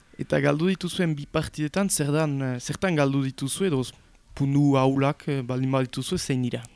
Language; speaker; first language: Basque; native; Basque